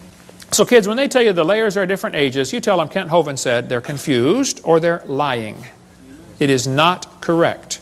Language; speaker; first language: English; native; English